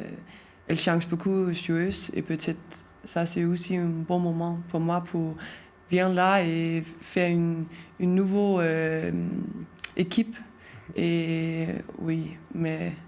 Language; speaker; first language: French; non-native, learner; Danish